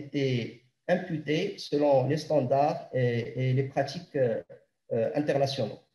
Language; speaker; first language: French; non-native, local second language; Arabic